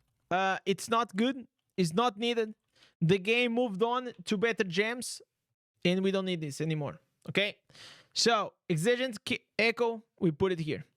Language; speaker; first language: English; non-native, fluent; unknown